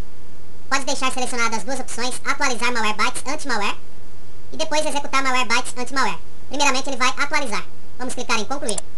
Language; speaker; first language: Portuguese; native; Portuguese